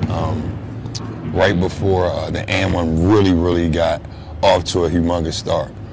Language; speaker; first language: English; native; English